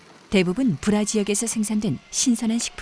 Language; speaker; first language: Korean; native; Korean